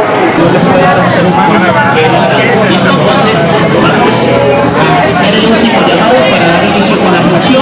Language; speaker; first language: Spanish; native; Spanish